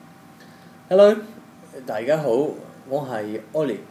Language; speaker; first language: Chinese; non-native, learner; English